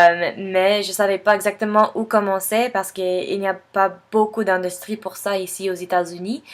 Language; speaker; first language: French; non-native, fluent; English